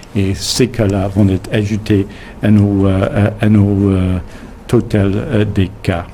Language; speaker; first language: French; non-native, local second language; English